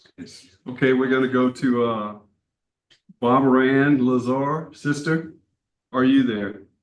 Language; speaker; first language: English; native; English